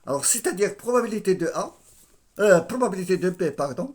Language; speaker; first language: French; non-native, local second language; Arabic